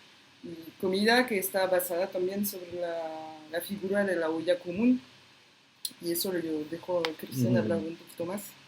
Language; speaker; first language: Spanish; non-native, fluent; French